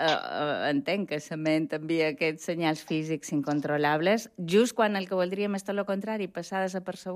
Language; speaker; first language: Catalan; native; Catalan